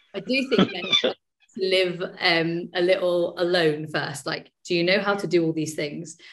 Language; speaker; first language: English; native; English